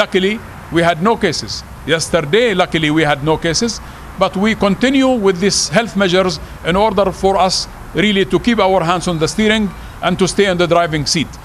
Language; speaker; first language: English; non-native, fluent; Arabic